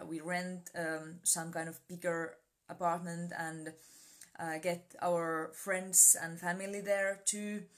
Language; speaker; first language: English; non-native, fluent; Finnish